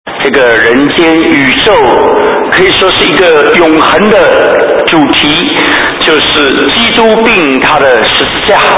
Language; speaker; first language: Chinese; native; Chinese